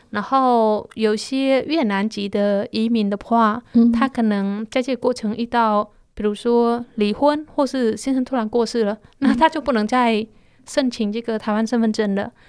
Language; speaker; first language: Chinese; non-native, fluent; Khmer